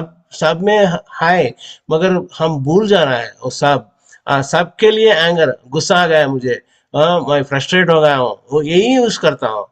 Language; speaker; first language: Hindi; non-native, local second language; Telugu